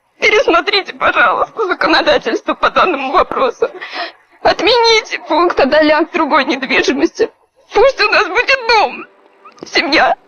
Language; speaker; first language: Russian; native; Russian